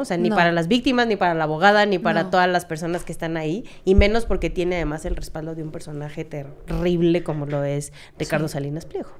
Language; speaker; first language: Spanish; native; Spanish